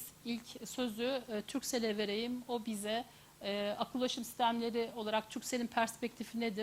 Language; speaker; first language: Turkish; native; Turkish